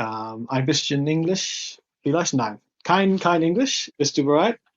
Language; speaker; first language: German; non-native, learner; English